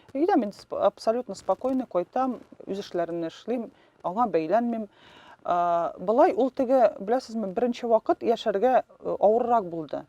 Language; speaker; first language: Tatar; non-native, local second language; Russian